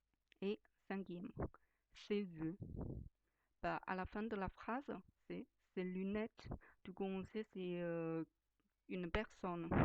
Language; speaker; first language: French; non-native, fluent; Chinese